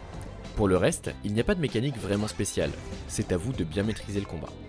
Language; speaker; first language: French; native; French